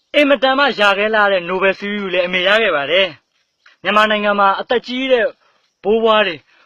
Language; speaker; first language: Burmese; native; Burmese